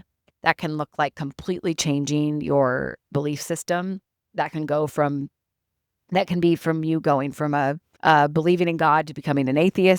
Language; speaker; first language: English; native; English